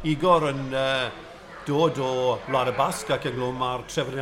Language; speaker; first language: Welsh; native; Welsh